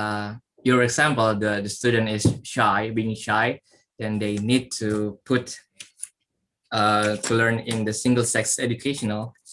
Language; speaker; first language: English; non-native, learner; Indonesian